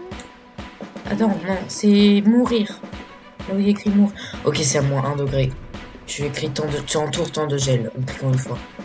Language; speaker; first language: French; native; French